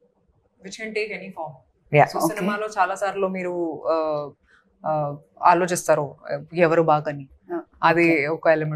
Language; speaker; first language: Telugu; non-native, fluent; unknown